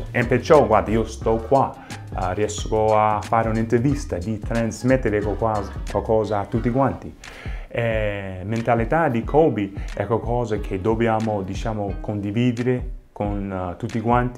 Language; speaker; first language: Italian; non-native, fluent; English